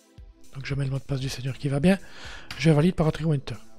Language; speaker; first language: French; native; French